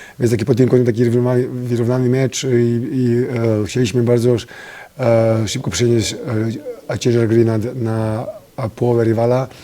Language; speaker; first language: Polish; non-native, fluent; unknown